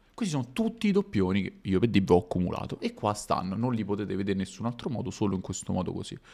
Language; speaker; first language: Italian; native; Italian